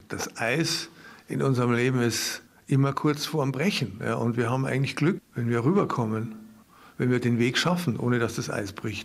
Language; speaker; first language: German; native; German